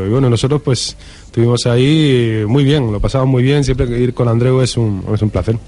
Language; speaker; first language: Spanish; native; Spanish